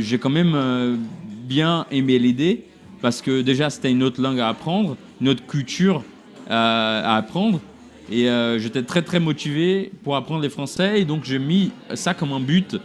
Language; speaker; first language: French; non-native, fluent; Portuguese